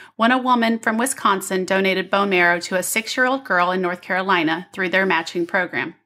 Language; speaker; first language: English; native; English